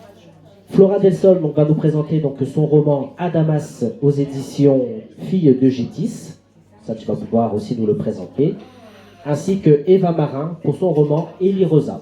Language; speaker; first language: French; native; French